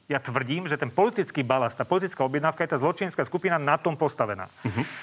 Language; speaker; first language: Slovak; native; Slovak